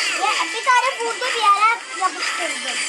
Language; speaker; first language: Turkish; early bilingual, other home language; Arabic